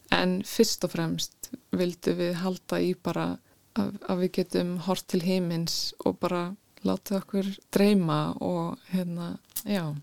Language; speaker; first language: Icelandic; native; Icelandic